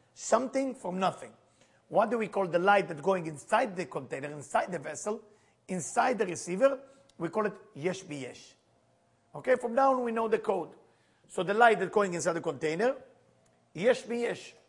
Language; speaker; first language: English; non-native, fluent; Hebrew